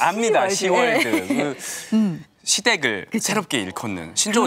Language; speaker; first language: Korean; native; Korean